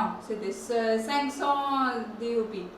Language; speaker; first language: French; non-native, fluent; Hindi